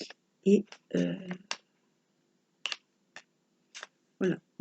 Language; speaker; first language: French; native; French